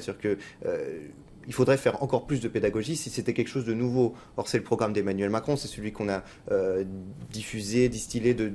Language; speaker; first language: French; native; French